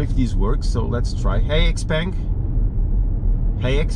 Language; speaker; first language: English; non-native, fluent; Portuguese